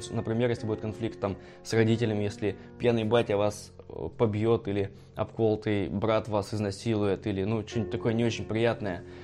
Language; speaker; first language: Russian; native; Russian